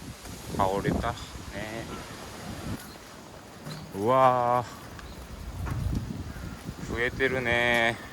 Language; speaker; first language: Japanese; native; Japanese